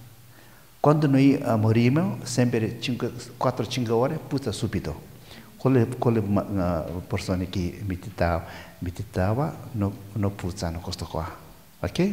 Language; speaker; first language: Italian; non-native, learner; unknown